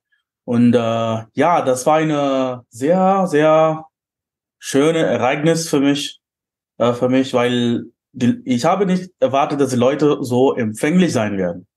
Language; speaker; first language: German; non-native, fluent; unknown